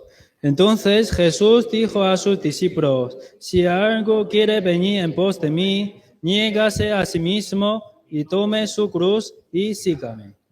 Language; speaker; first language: Spanish; non-native, learner; Chinese